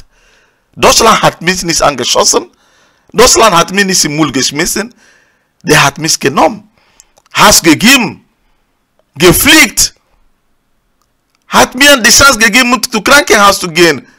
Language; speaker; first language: German; non-native, learner; Igbo